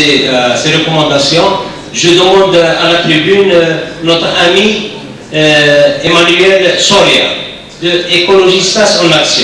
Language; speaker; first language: French; non-native, local second language; Arabic